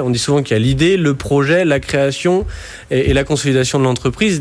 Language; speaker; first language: French; native; French